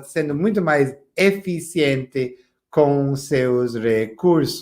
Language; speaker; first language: Portuguese; non-native, fluent; English